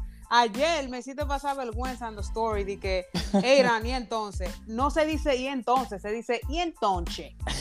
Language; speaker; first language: Spanish; early bilingual, heritage; Spanish